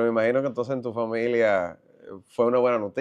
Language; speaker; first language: Spanish; native; Spanish